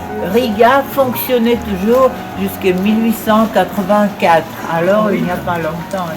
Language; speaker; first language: French; non-native, fluent; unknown